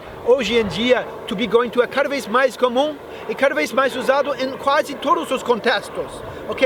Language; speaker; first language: Portuguese; non-native, fluent; English